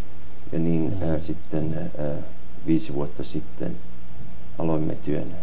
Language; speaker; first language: Finnish; native; Finnish